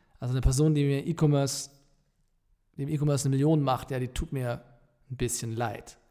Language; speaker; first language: German; native; German